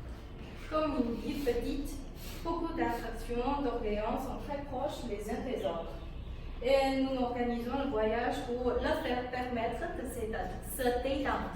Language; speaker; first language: French; non-native, fluent; Chinese